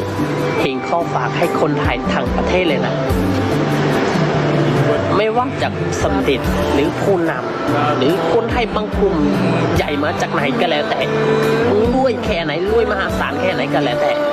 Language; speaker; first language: Thai; non-native, fluent; Khmer